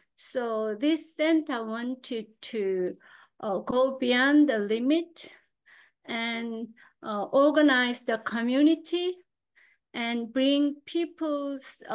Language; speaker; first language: English; non-native, fluent; Korean